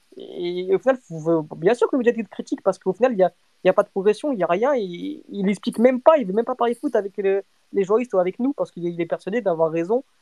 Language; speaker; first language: French; early bilingual, other home language; Portuguese